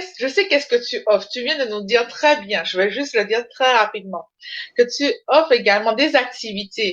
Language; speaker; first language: French; native; French